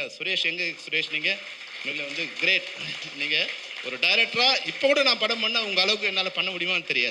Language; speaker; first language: Tamil; native; Tamil